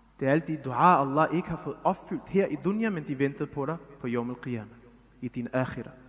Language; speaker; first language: Danish; early bilingual, other home language; Arabic